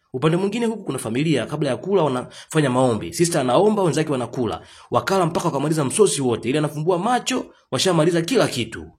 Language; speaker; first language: Swahili; native; Swahili